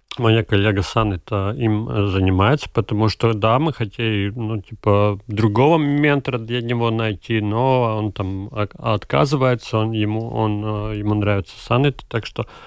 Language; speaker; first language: Russian; non-native, local second language; Latvian